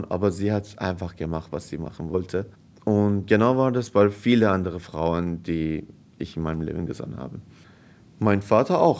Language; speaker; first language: German; non-native, fluent; Persian